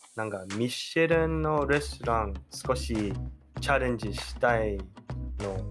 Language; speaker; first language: Japanese; non-native, learner; Chinese